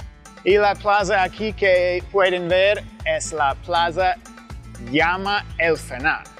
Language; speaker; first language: Spanish; non-native, fluent; English